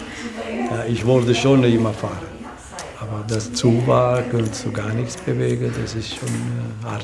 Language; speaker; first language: German; non-native, learner; Italian